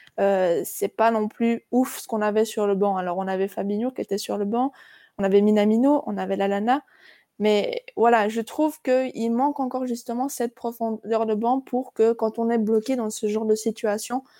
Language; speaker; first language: French; native; French